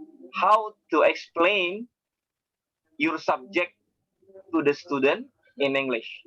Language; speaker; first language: English; non-native, fluent; Indonesian